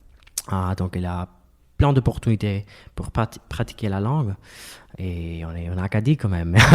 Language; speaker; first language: French; non-native, fluent; Spanish